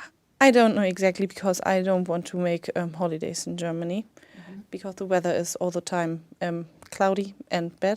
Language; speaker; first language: English; non-native, fluent; German